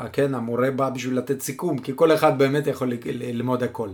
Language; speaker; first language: Hebrew; non-native, fluent; Russian